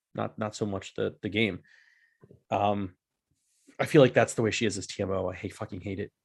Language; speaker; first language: English; native; English